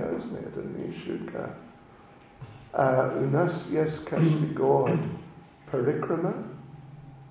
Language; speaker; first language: Russian; non-native, learner; English